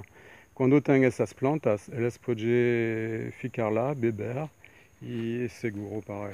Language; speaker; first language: Portuguese; non-native, fluent; French